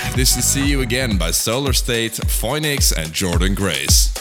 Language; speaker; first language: English; non-native, fluent; Dutch